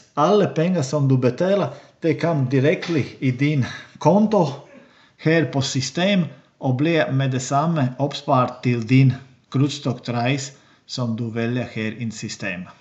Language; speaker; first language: Danish; non-native, learner; Latvian